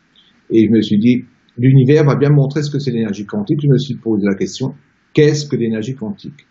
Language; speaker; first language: French; native; French